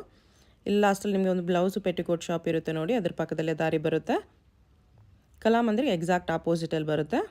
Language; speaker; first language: Kannada; native; Kannada